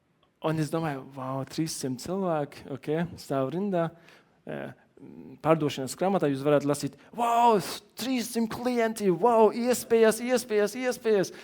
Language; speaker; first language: Latvian; non-native, learner; German